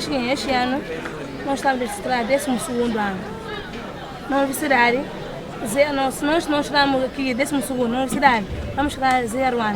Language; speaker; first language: Portuguese; non-native, local second language; Upper Guinea Crioulo